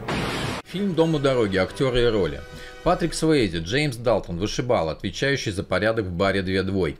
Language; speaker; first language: Russian; native; Russian